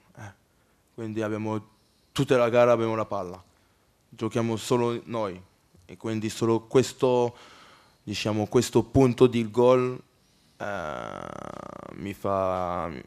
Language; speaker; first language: Italian; non-native, learner; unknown